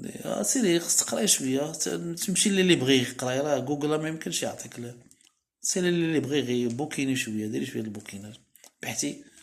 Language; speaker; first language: Arabic; native; Arabic